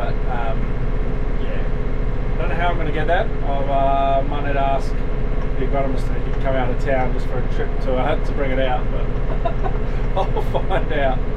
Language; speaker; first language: English; native; English